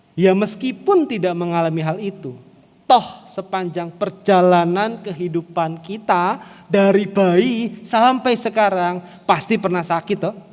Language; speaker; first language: Indonesian; native; Indonesian